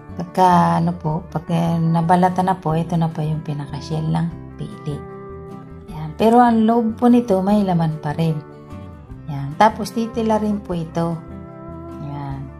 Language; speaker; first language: Filipino; non-native, local second language; Bikol